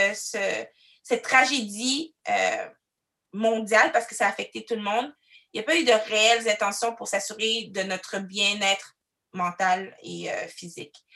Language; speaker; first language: French; early bilingual, other home language; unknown